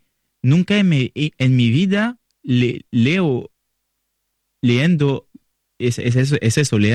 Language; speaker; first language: Spanish; non-native, learner; French